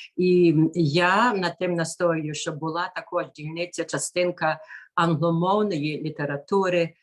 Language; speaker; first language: Ukrainian; early bilingual, heritage; Ukrainian